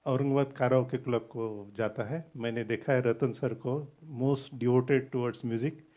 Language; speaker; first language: Hindi; non-native, local second language; Marathi